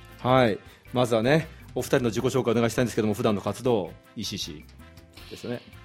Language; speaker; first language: Japanese; native; Japanese